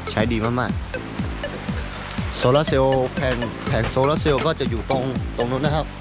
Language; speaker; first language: Thai; native; Thai